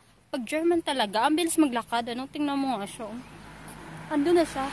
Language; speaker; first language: Filipino; native; Filipino